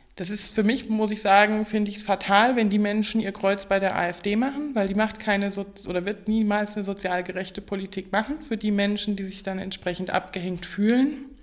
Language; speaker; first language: German; native; German